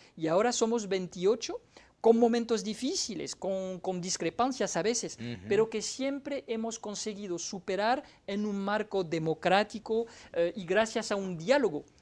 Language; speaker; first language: Spanish; non-native, fluent; French